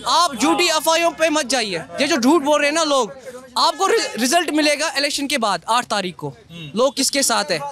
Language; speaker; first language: Hindi; native; Hindi